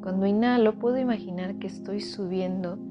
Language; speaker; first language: Spanish; native; Spanish